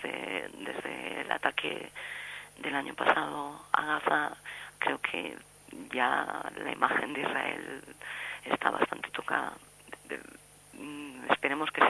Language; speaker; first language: Spanish; native; Spanish